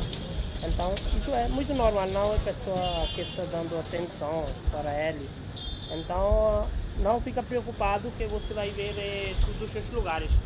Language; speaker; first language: Portuguese; non-native, learner; Hindi